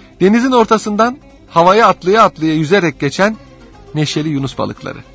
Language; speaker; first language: Turkish; native; Turkish